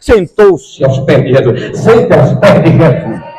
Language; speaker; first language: Portuguese; native; Portuguese